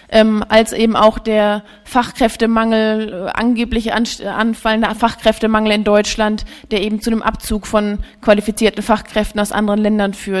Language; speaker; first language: German; native; German